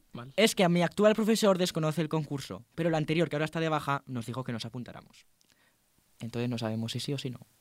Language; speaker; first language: Spanish; native; Spanish